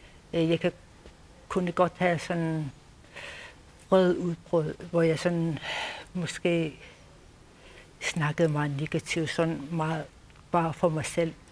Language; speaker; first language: Danish; non-native, local second language; Kalaallisut